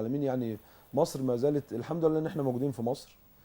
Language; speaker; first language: Arabic; native; Arabic